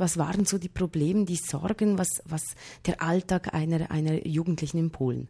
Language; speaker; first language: German; native; German